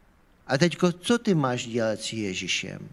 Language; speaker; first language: Czech; non-native, fluent; Ukrainian